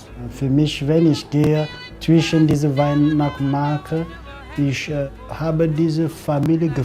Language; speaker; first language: German; non-native, learner; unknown